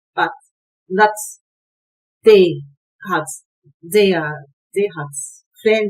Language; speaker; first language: English; non-native, learner; Japanese